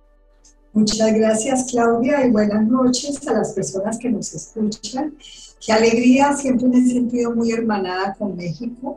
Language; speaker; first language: Spanish; native; Spanish